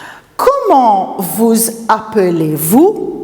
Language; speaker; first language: French; non-native, fluent; Maltese